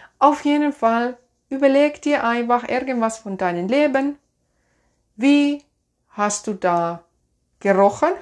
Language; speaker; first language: German; non-native, fluent; Finnish